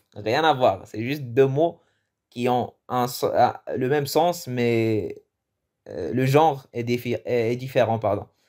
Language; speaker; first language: French; early bilingual, other home language; Arabic